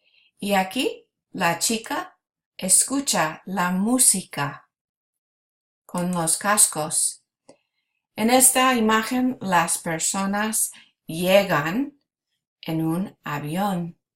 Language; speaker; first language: Spanish; non-native, fluent; English